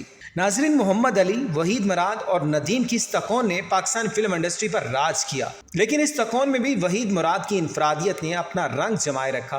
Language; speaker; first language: Urdu; native; Urdu